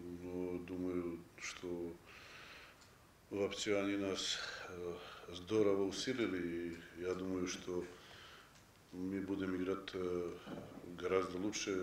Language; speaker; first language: Russian; non-native, fluent; Serbian